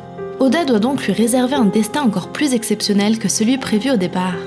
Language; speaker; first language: French; native; French